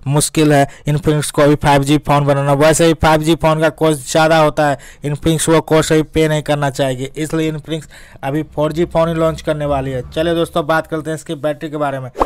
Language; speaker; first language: Hindi; native; Hindi